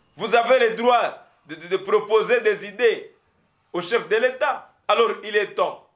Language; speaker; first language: French; non-native, local second language; Lingala